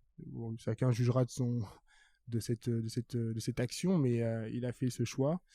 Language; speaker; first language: French; early bilingual, other home language; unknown